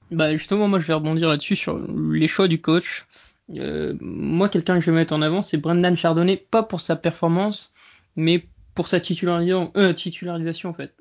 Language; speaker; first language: French; native; French